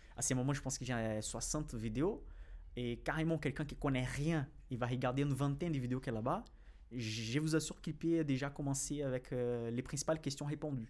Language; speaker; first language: French; non-native, fluent; Portuguese